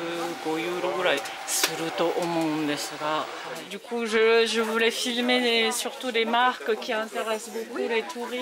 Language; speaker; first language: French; non-native, fluent; Japanese